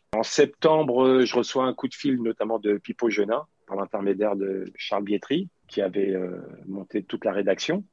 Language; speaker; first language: French; native; French